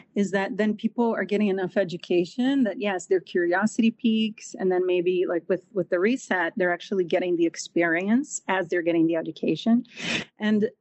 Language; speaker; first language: English; non-native, fluent; Portuguese